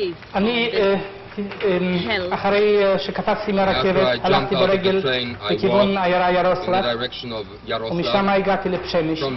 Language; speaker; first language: Hebrew; non-native, fluent; Yiddish